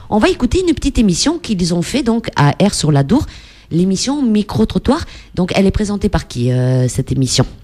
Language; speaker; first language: French; native; French